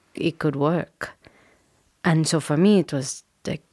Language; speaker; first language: English; non-native, local second language; Urdu